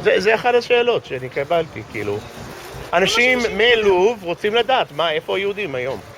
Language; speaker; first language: Hebrew; non-native, fluent; English